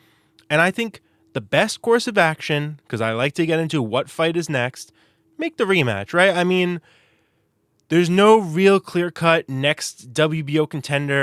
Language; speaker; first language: English; native; English